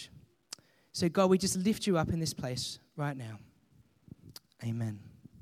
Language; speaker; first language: English; native; English